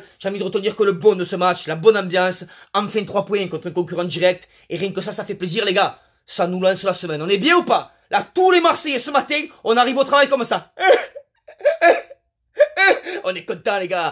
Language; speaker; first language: French; native; French